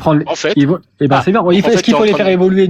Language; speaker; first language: French; native; French